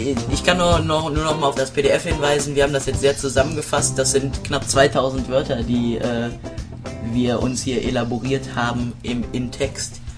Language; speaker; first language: German; native; German